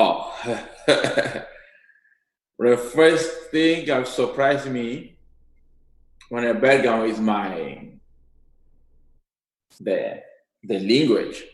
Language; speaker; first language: English; non-native, learner; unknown